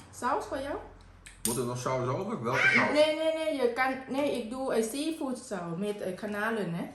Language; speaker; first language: Dutch; non-native, learner; Thai